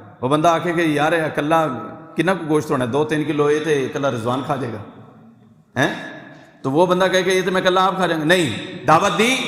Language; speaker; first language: Urdu; non-native, local second language; Punjabi